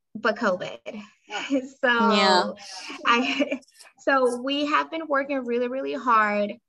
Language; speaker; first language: English; non-native, fluent; Spanish